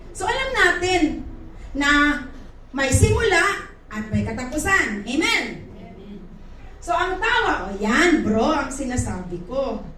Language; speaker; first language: Filipino; non-native, local second language; Cebuano